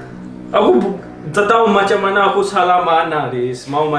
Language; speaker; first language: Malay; non-native, learner; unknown